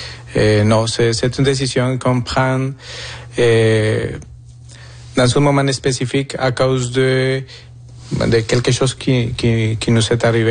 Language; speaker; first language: French; non-native, fluent; Spanish